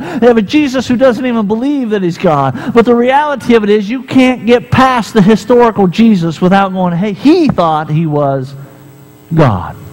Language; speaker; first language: English; native; English